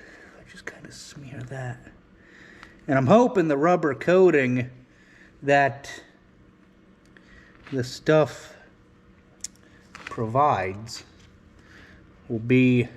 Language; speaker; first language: English; native; English